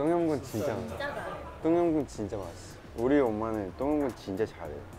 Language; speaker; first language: Korean; non-native, fluent; Cantonese